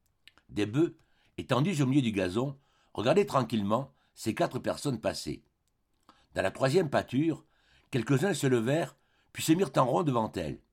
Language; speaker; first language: French; native; French